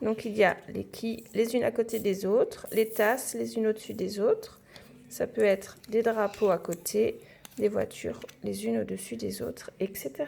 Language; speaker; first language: French; native; French